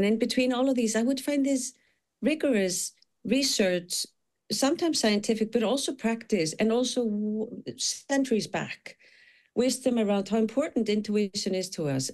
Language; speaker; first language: English; non-native, fluent; Icelandic